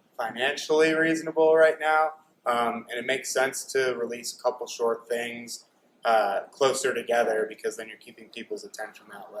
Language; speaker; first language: English; native; English